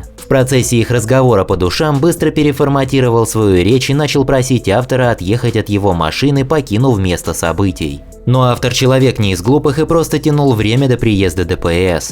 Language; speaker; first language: Russian; native; Russian